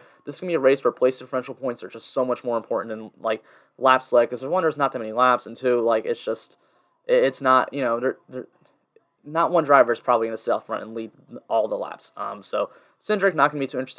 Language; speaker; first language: English; native; English